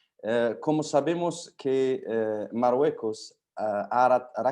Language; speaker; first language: Spanish; non-native, fluent; Arabic